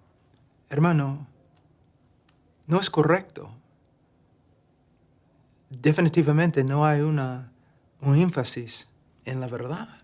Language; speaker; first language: Spanish; non-native, fluent; English